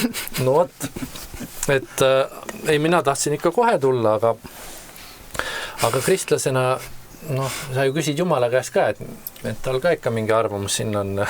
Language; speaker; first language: Estonian; native; Estonian